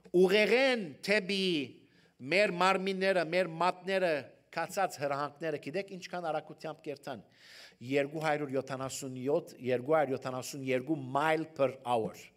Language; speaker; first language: Armenian; early bilingual, heritage; Armenian